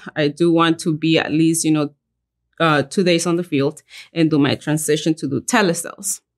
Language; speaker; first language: English; early bilingual, other home language; Spanish